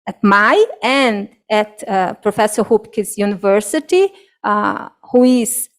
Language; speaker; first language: English; non-native, fluent; Portuguese